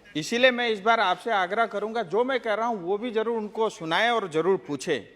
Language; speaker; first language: Hindi; non-native, local second language; Nepali